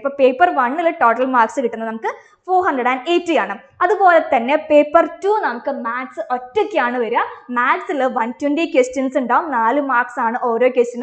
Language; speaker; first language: Malayalam; native; Malayalam